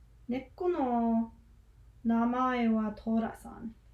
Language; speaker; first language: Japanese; non-native, learner; English